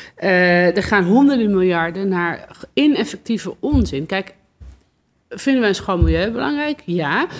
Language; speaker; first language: Dutch; native; Dutch